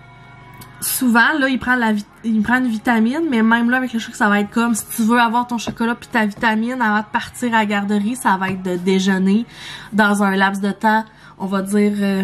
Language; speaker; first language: French; native; French